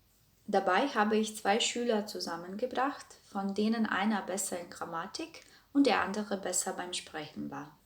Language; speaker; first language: German; non-native, fluent; Croatian